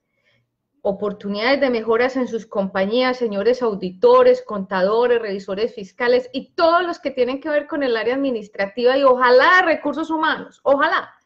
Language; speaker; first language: Spanish; native; Spanish